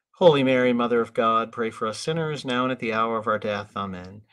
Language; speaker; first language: English; native; English